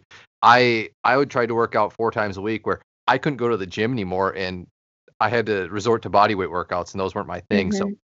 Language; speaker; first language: English; native; English